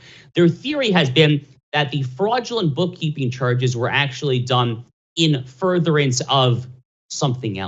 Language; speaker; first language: English; native; English